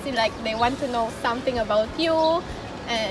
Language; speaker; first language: English; non-native, fluent; Filipino